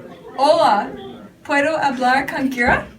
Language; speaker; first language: Spanish; non-native, learner; English